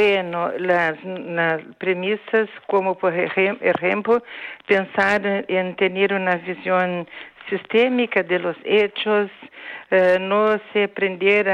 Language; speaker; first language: Spanish; non-native, fluent; Portuguese